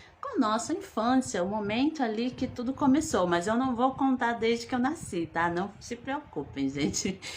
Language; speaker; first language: Portuguese; early bilingual, other home language; Guarani